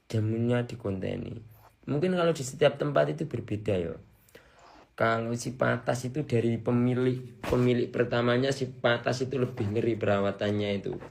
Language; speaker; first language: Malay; non-native, local second language; Javanese